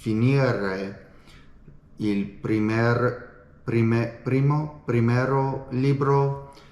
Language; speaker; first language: Italian; non-native, learner; English